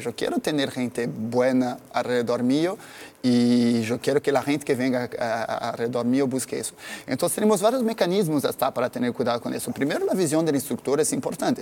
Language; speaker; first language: Spanish; non-native, fluent; Portuguese